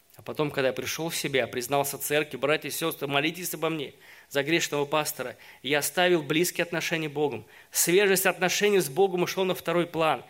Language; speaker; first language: Russian; native; Russian